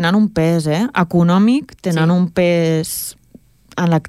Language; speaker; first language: Catalan; native; Catalan